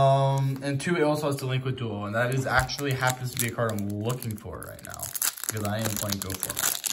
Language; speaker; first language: English; native; English